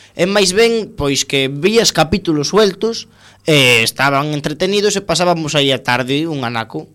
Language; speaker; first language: Galician; non-native, local second language; Spanish